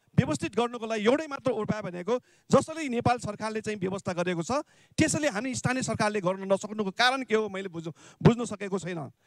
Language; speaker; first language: Nepali; non-native, local second language; Newari